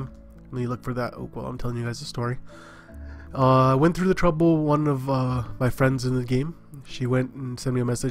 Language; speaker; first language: English; native; English